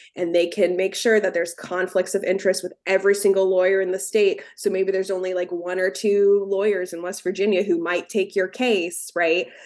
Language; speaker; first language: English; native; English